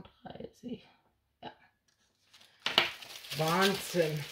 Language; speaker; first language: German; native; German